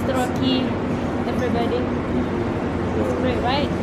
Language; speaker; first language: English; non-native, fluent; Indonesian